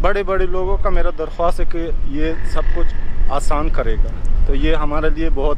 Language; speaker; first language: Hindi; non-native, learner; Pashto